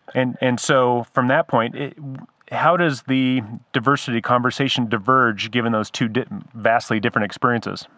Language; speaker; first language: English; native; English